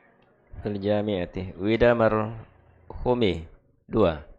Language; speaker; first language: Arabic; non-native, fluent; Indonesian